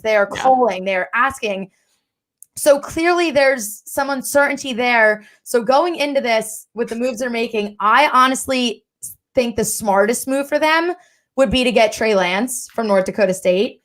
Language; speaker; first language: English; native; English